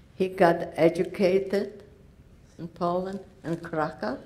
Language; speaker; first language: English; non-native, learner; Polish